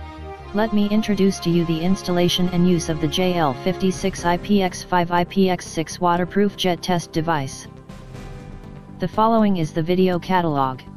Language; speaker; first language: English; non-native, fluent; Chinese